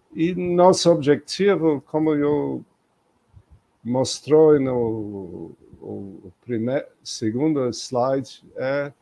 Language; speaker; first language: Portuguese; non-native, fluent; English